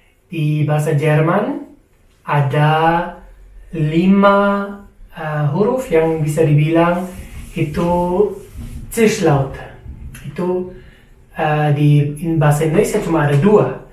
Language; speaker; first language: Indonesian; non-native, fluent; German